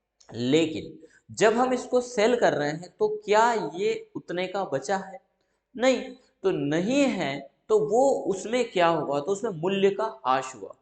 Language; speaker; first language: Hindi; native; Hindi